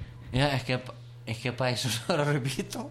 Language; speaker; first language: Spanish; native; Spanish